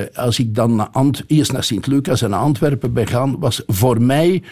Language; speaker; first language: Dutch; native; Dutch